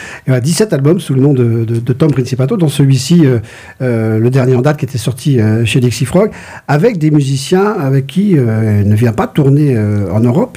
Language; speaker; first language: French; native; French